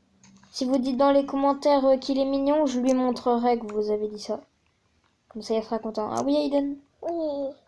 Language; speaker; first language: French; native; French